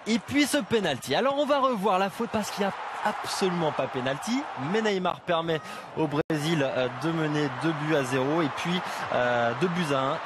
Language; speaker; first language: French; native; French